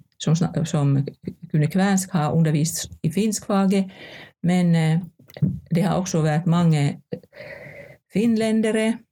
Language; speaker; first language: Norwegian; non-native, fluent; Finnish